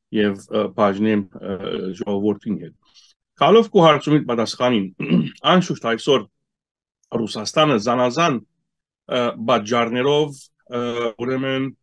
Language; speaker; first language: Armenian; early bilingual, heritage; Armenian